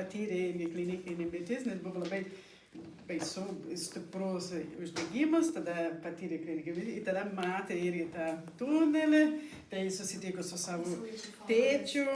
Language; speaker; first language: Lithuanian; non-native, learner; Portuguese